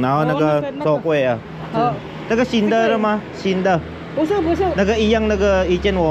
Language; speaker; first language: Chinese; non-native, learner; Filipino